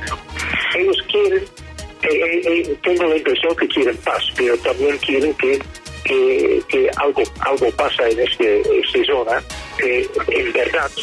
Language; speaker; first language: Spanish; non-native, learner; Dutch